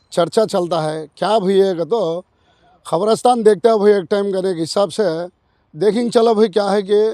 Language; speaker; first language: Hindi; non-native, local second language; Urdu